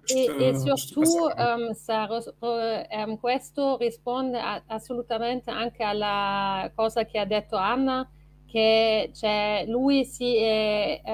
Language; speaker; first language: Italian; non-native, fluent; French